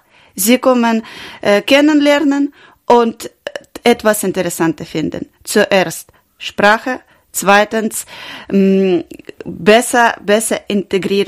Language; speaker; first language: German; non-native, learner; Ukrainian